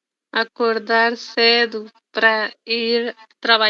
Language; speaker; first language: Portuguese; non-native, learner; Spanish